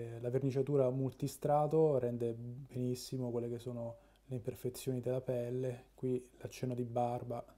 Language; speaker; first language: Italian; native; Italian